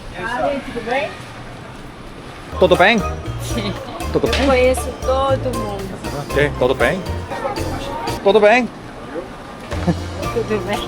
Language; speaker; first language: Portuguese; non-native, learner; Korean